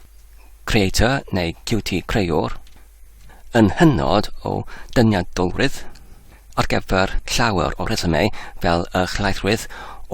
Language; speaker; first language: Welsh; non-native, learner; English